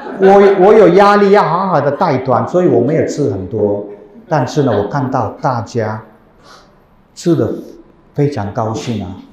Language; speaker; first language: Chinese; non-native, fluent; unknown